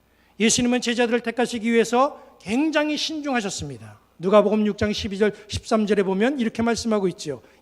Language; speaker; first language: Korean; native; Korean